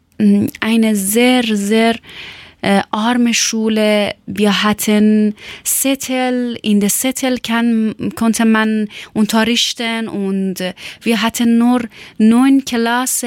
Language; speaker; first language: German; non-native, learner; Persian